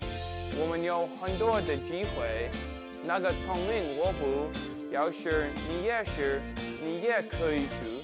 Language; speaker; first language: Chinese; non-native, learner; English